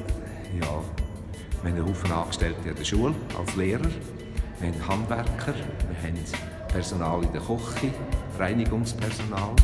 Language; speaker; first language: German; native; German